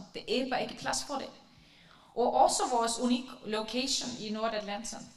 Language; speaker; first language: Danish; non-native, fluent; Icelandic